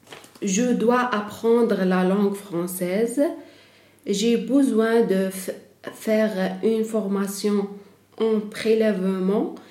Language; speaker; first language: French; non-native, learner; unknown